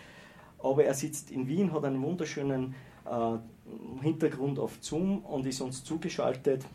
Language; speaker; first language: German; native; German